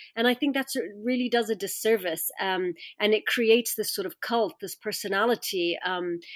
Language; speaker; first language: English; native; English